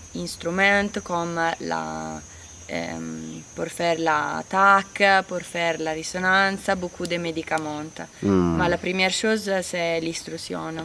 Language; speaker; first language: French; non-native, learner; Italian